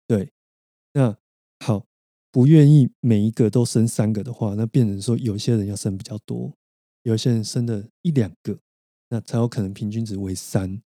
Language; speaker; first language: Chinese; native; Chinese